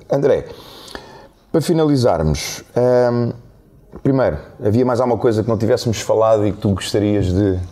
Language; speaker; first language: Portuguese; native; Portuguese